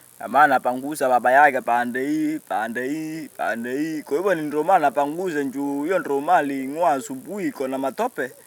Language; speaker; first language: Swahili; non-native, local second language; Meru